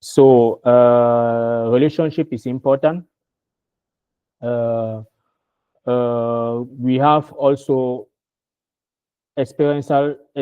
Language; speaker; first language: English; non-native, learner; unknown